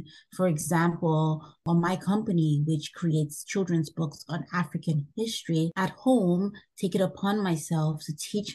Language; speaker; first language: English; non-native, local second language; Bini